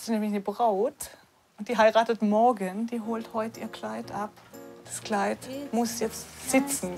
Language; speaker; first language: German; native; German